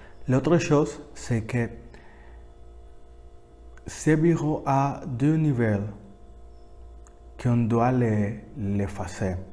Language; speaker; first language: French; non-native, learner; Spanish